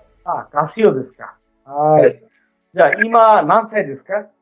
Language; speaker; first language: Japanese; non-native, fluent; Bangla